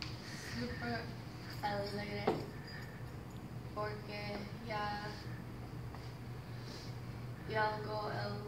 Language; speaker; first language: Spanish; non-native, learner; English